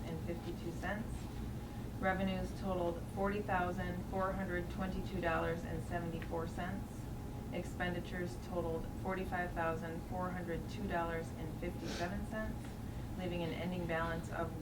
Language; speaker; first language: English; native; English